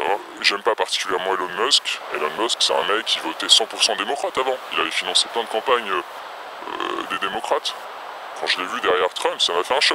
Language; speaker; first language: French; native; French